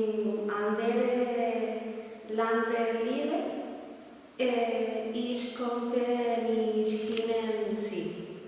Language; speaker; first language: German; non-native, learner; Spanish